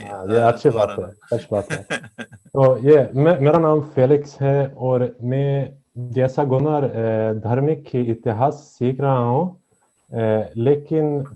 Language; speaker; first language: Hindi; non-native, learner; Swedish